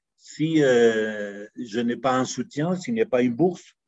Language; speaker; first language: French; non-native, fluent; Spanish